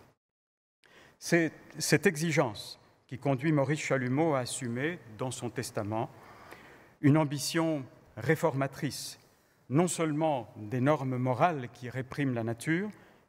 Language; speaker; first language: French; native; French